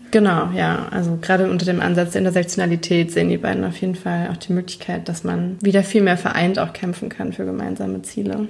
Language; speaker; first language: German; native; German